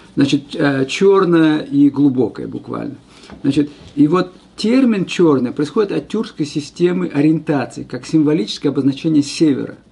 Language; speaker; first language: Russian; non-native, local second language; Kazakh